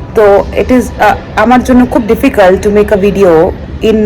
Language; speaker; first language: Bangla; non-native, fluent; Hindi